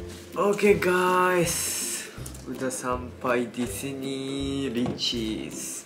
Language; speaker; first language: Indonesian; non-native, learner; Japanese